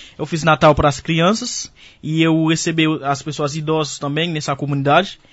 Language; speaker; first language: Portuguese; non-native, fluent; Haitian Creole